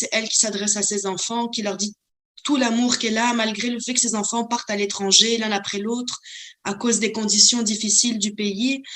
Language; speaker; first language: French; non-native, local second language; Arabic